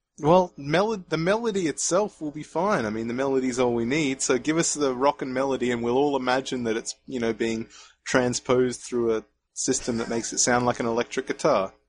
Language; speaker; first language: English; native; English